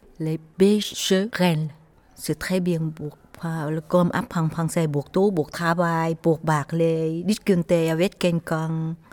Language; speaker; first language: French; non-native, learner; Vietnamese